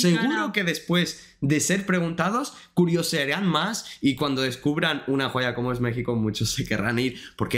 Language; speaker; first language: Spanish; native; Spanish